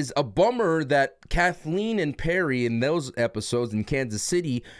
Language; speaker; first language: English; native; English